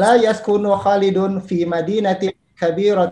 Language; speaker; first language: Arabic; non-native, learner; Indonesian